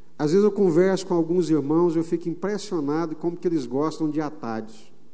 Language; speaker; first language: Portuguese; native; Portuguese